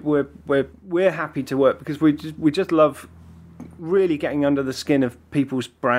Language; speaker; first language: English; native; English